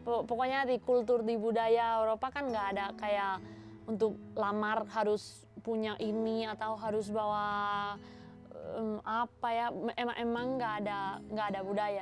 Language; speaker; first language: Indonesian; non-native, fluent; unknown